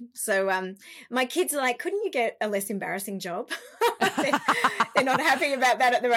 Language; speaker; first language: English; native; English